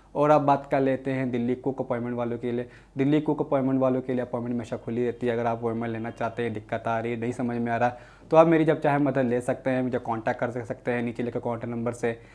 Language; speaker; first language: Hindi; native; Hindi